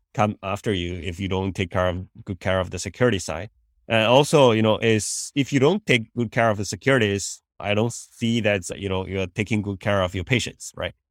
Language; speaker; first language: English; non-native, fluent; Chinese